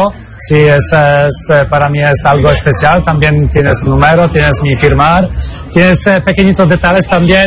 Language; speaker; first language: Spanish; non-native, learner; Polish